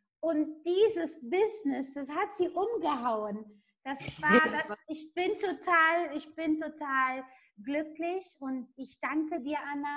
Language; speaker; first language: German; non-native, fluent; Italian